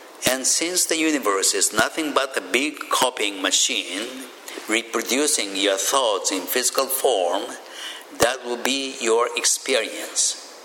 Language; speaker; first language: English; non-native, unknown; Japanese